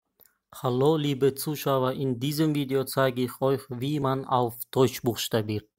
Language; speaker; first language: German; non-native, fluent; Turkmen